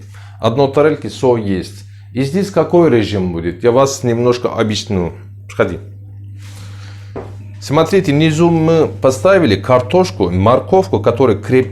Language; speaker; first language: Russian; non-native, learner; Turkish